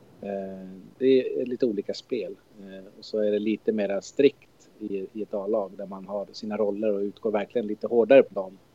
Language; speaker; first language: Swedish; native; Swedish